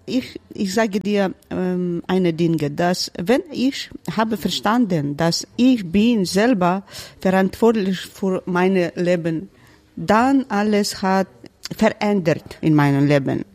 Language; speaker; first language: German; non-native, learner; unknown